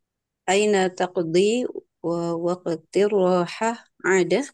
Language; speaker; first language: Arabic; non-native, learner; Indonesian